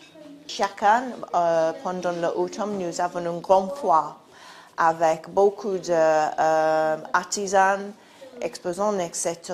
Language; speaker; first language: French; non-native, fluent; English